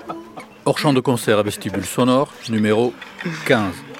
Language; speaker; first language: French; native; French